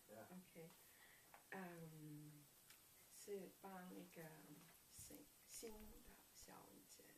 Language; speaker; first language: Chinese; early bilingual, heritage; Chinese